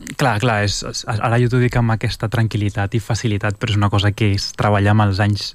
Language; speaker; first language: Catalan; early bilingual, other home language; Arabic